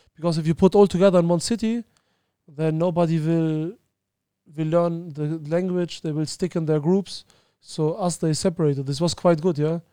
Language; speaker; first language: English; early bilingual, other home language; Albanian